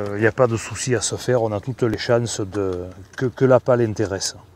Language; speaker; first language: French; native; French